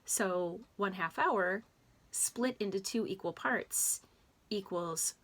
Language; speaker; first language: English; native; English